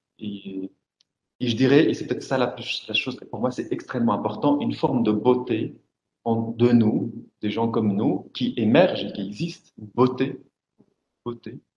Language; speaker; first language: French; non-native, local second language; Arabic